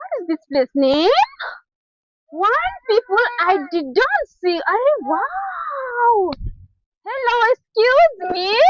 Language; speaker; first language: English; non-native, learner; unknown